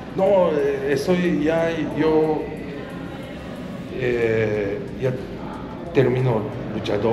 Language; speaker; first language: Spanish; non-native, learner; Japanese